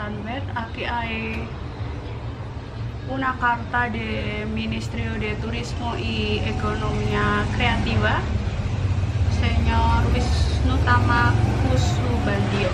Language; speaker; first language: Spanish; non-native, learner; Indonesian